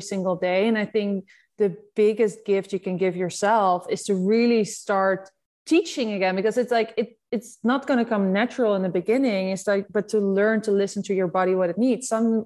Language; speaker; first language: English; non-native, fluent; Dutch